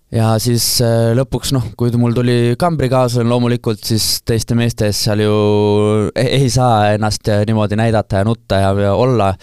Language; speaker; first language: Estonian; native; Estonian